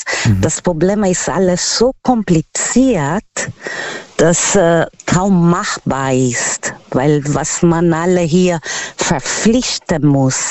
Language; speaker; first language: German; non-native, learner; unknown